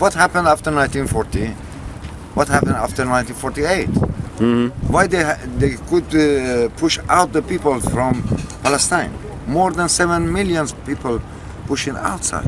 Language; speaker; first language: English; non-native, learner; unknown